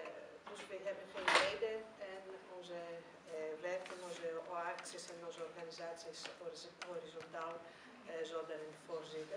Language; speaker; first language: Dutch; non-native, fluent; Greek